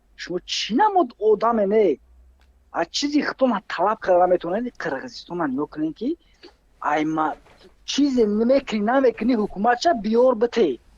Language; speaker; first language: Tajik; native; Tajik